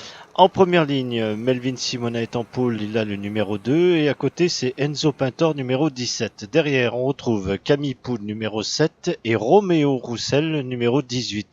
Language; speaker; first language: French; native; French